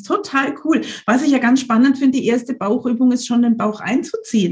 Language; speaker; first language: German; native; German